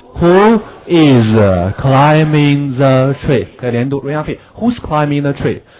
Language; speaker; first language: English; non-native, fluent; Chinese